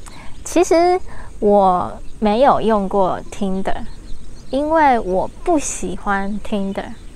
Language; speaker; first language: Chinese; non-native, learner; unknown